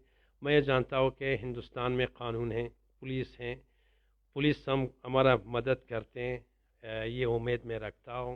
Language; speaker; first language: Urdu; non-native, learner; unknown